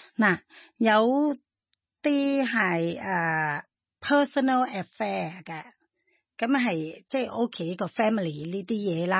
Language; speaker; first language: Chinese; non-native, fluent; Thai